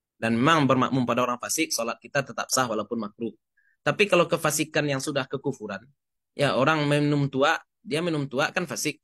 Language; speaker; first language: Indonesian; non-native, local second language; Minangkabau